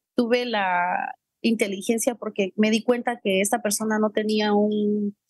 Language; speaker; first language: Spanish; native; Spanish